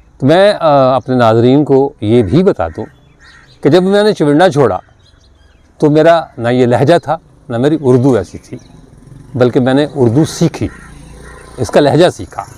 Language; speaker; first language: Urdu; non-native, local second language; Punjabi